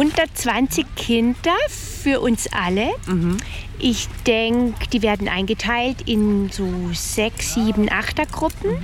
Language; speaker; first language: German; native; German